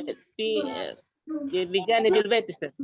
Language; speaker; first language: Arabic; non-native, learner; Indonesian